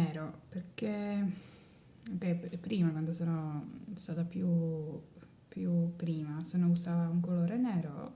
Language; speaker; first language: Italian; non-native, learner; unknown